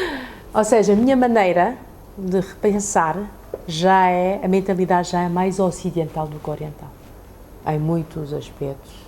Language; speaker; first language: Portuguese; early bilingual, other home language; Chinese